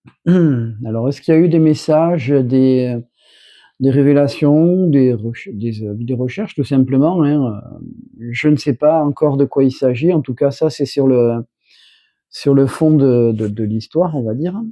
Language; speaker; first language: French; native; French